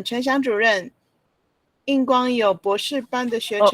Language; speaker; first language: Chinese; native; Chinese